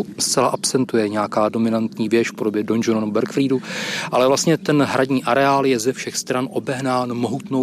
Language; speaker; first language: Czech; native; Czech